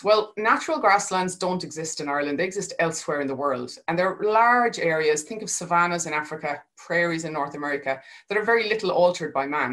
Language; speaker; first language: English; native; English